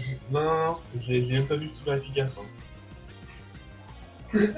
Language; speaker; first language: French; native; French